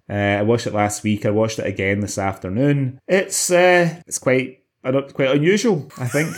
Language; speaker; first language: English; native; English